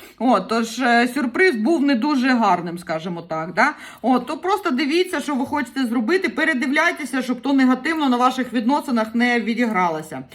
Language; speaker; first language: Ukrainian; non-native, local second language; Russian